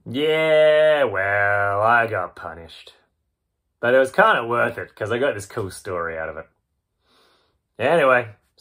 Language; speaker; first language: English; native; English